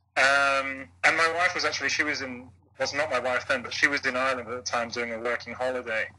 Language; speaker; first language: English; native; English